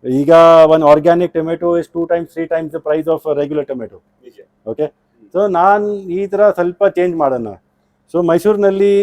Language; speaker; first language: Kannada; non-native, local second language; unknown